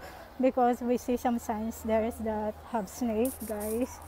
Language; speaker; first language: English; non-native, learner; Filipino